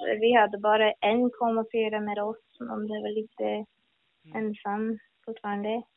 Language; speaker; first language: Swedish; non-native, fluent; English